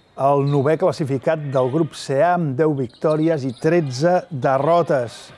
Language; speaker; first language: Catalan; native; Catalan